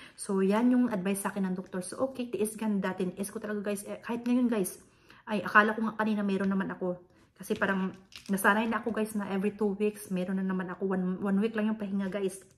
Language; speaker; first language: Filipino; non-native, local second language; Hiligaynon